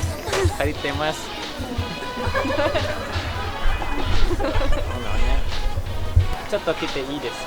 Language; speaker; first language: Japanese; non-native, learner; Indonesian